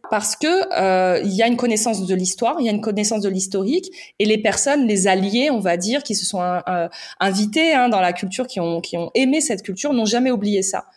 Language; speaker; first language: French; native; French